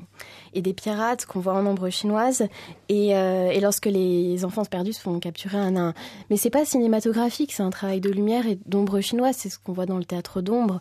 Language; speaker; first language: French; native; French